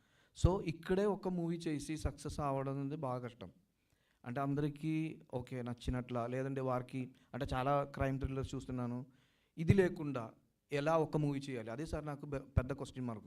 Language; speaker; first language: Telugu; non-native, local second language; Malayalam